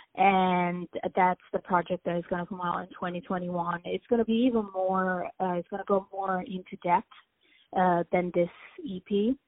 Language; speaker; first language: English; early bilingual, other home language; Italian